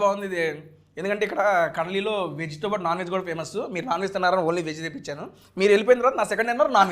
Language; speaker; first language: Telugu; native; Telugu